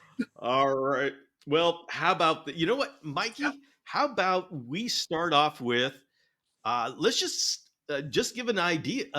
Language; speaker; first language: English; native; English